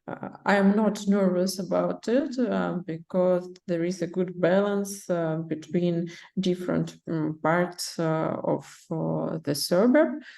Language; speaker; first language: English; non-native, learner; Russian